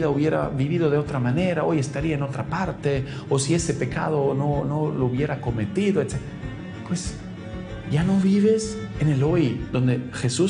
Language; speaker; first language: Spanish; non-native, fluent; German